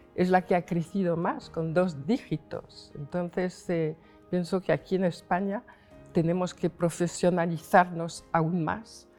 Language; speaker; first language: Spanish; non-native, fluent; French